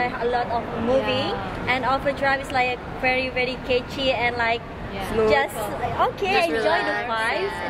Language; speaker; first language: English; non-native, learner; Indonesian